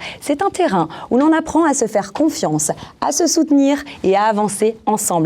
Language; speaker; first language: French; native; French